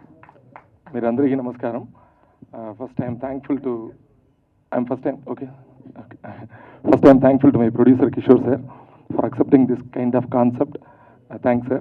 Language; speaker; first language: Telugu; early bilingual, heritage; Telugu